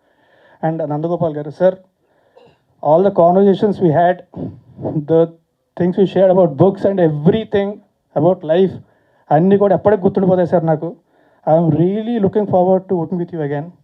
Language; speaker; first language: Telugu; native; Telugu